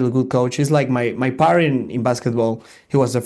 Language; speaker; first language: English; non-native, learner; Spanish